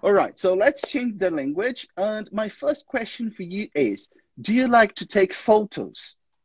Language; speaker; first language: English; non-native, fluent; Portuguese